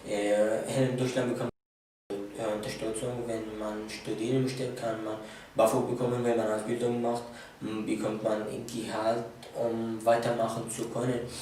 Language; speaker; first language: German; early bilingual, other home language; Arabic